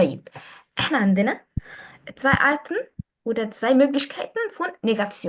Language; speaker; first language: German; non-native, fluent; Arabic